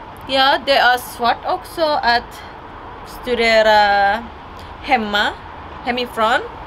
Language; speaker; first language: Swedish; non-native, learner; Indonesian